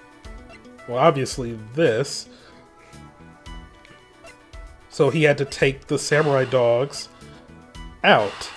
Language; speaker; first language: English; native; English